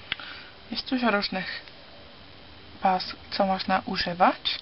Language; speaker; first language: Polish; early bilingual, heritage; Polish